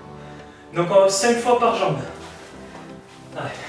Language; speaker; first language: French; native; French